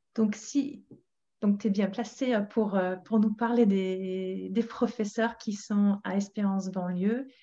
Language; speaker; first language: French; non-native, fluent; English